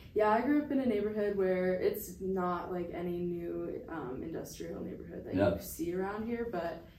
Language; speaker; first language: English; native; English